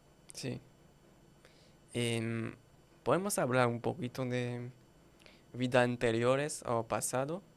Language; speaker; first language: Spanish; non-native, learner; French